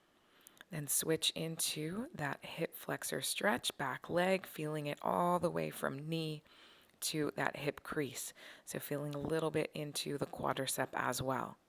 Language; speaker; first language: English; native; English